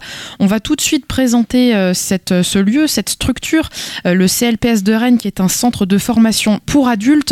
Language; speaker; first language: French; native; French